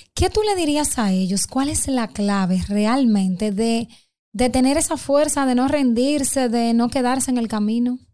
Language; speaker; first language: Spanish; native; Spanish